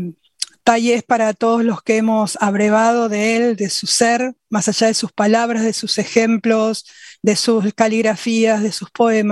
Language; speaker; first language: Spanish; native; Spanish